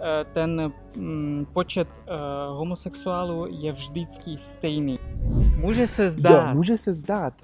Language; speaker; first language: Czech; non-native, fluent; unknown